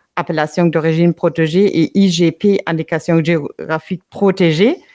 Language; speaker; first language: French; non-native, fluent; German